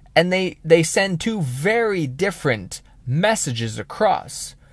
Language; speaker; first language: English; native; English